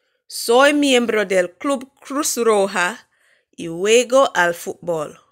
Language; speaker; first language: Spanish; non-native, fluent; English